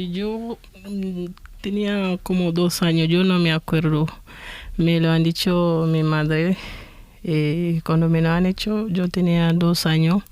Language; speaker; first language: Spanish; non-native, fluent; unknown